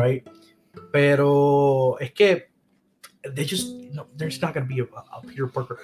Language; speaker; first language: English; non-native, local second language; Spanish